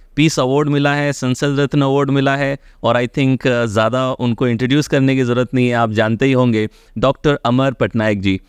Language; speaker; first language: Hindi; native; Hindi